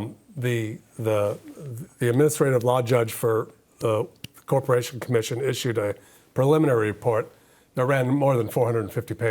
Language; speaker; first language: English; native; English